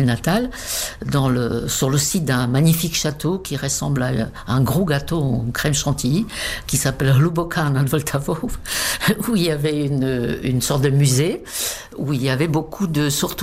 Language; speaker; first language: French; non-native, fluent; Czech